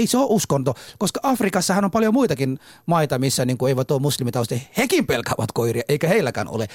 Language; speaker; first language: Finnish; early bilingual, other home language; Somali